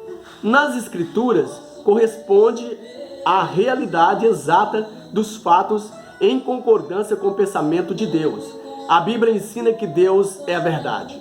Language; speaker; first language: Portuguese; native; Portuguese